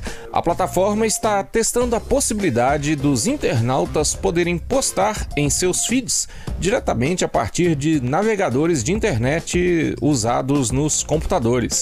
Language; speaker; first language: Portuguese; native; Portuguese